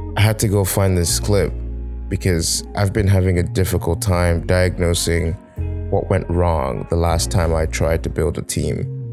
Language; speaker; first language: English; non-native, local second language; Yoruba